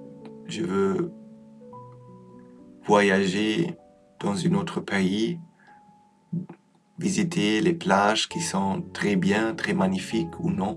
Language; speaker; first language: French; non-native, learner; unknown